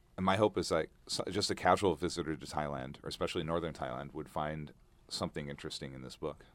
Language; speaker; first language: English; native; English